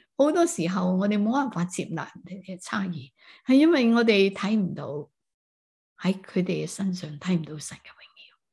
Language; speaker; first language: Chinese; non-native, local second language; Cantonese